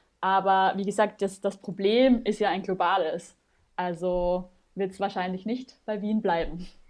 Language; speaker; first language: German; native; German